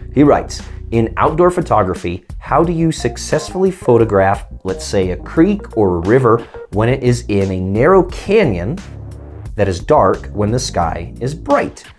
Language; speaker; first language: English; native; English